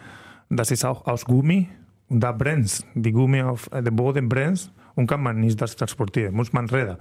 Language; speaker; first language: German; non-native, learner; Spanish